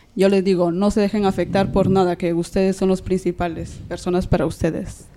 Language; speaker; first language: Spanish; native; Spanish